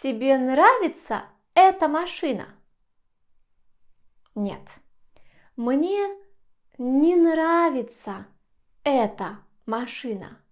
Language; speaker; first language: Russian; non-native, fluent; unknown